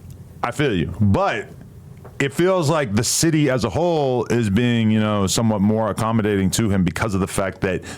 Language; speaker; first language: English; native; English